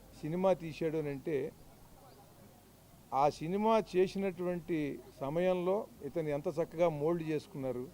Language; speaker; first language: Telugu; native; Telugu